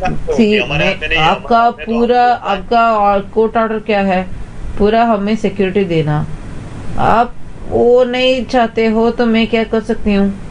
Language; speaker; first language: Hindi; non-native, local second language; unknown